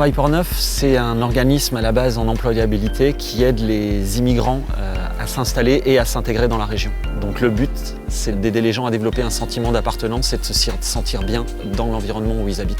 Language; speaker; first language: French; native; French